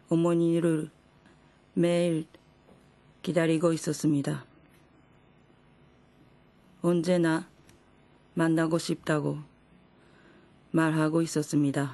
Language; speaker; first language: Korean; non-native, fluent; Japanese